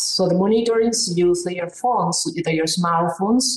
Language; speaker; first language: English; non-native, fluent; Spanish